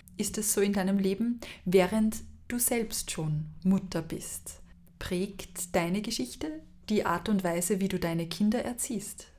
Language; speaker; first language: German; native; German